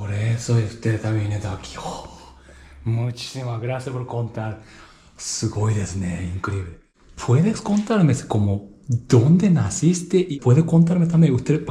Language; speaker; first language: Spanish; non-native, learner; Japanese